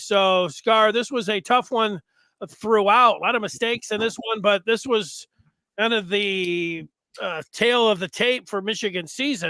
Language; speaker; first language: English; native; English